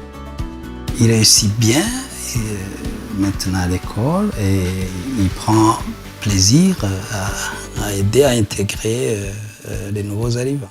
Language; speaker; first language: French; non-native, local second language; Rundi